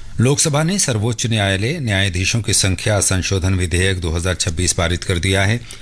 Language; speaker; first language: Hindi; native; Hindi